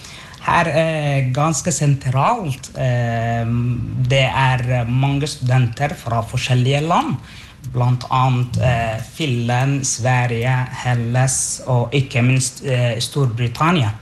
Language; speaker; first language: Norwegian; non-native, fluent; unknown